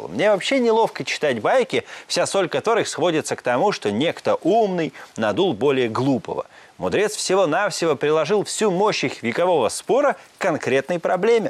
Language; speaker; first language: Russian; native; Russian